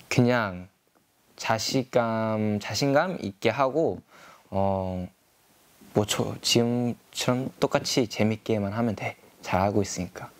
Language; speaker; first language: Korean; non-native, learner; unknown